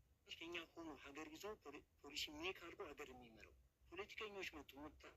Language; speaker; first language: Amharic; native; Amharic